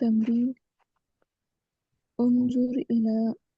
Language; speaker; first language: Arabic; non-native, learner; Urdu